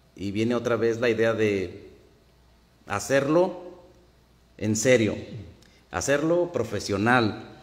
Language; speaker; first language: Spanish; native; Spanish